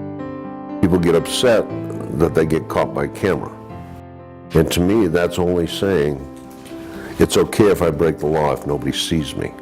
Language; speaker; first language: English; native; English